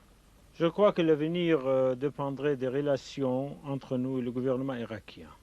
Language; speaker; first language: French; non-native, fluent; Kurdish